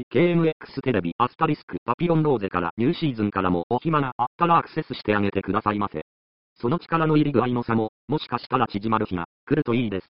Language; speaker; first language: Japanese; native; Japanese